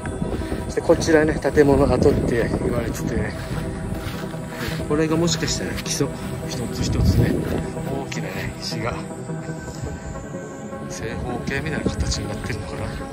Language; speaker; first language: Japanese; native; Japanese